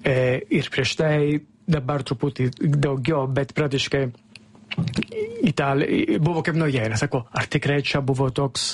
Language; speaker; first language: Lithuanian; non-native, learner; Italian